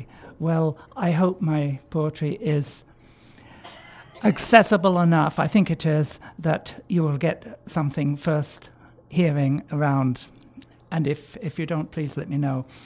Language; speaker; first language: English; native; English